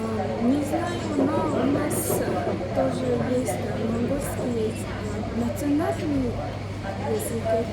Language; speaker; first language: Russian; non-native, learner; Mongolian